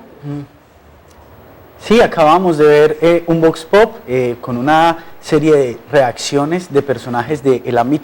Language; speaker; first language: Spanish; native; Spanish